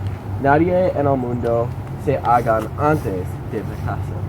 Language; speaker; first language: Spanish; non-native, learner; English